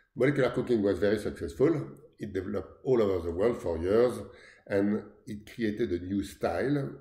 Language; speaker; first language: English; non-native, fluent; French